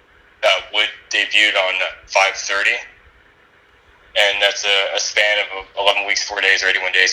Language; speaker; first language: English; native; English